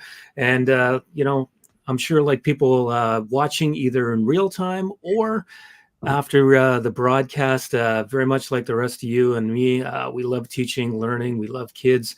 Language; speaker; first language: English; native; English